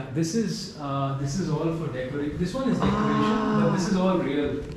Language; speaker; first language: English; non-native, local second language; Hindi